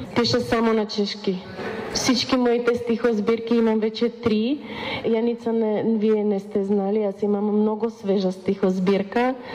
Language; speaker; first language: Bulgarian; non-native, fluent; Czech